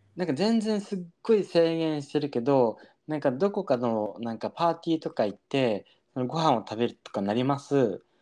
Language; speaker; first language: Japanese; early bilingual, heritage; Japanese